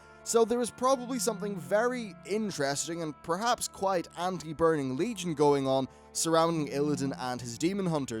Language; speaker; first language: English; native; English